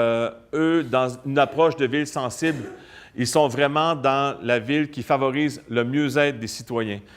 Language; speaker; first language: French; native; French